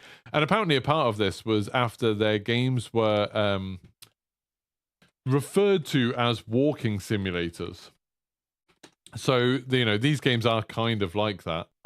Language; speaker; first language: English; native; English